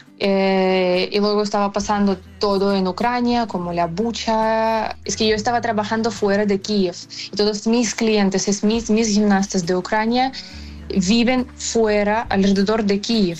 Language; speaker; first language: Spanish; non-native, fluent; Ukrainian